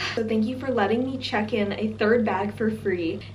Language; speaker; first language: English; native; English